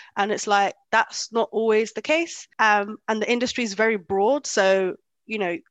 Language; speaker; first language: English; early bilingual, other home language; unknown